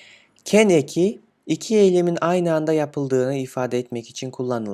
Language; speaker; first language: Turkish; non-native, fluent; Kyrgyz